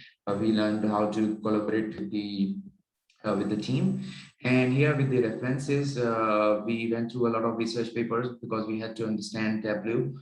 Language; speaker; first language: English; non-native, local second language; Urdu